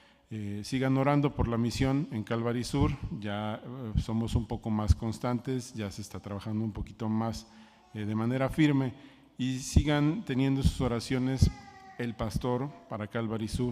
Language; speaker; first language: Spanish; native; Spanish